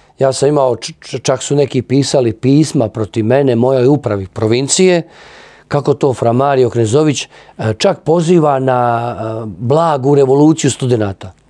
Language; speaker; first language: Croatian; native; Croatian